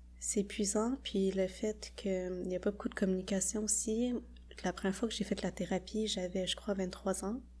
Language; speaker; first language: French; early bilingual, other home language; Khmer